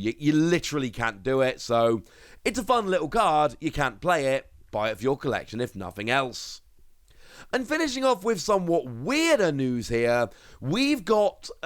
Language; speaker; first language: English; native; English